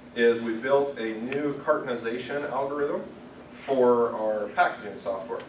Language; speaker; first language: English; native; English